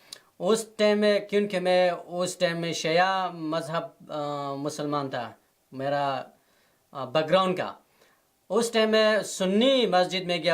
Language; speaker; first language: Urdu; non-native, learner; Persian